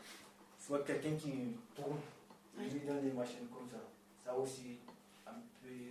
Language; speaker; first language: French; non-native, learner; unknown